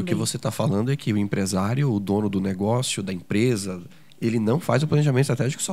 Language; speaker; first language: Portuguese; native; Portuguese